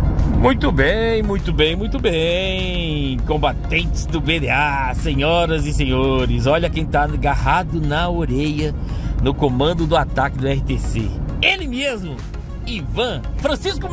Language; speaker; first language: Portuguese; native; Portuguese